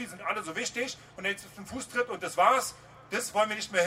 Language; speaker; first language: German; native; German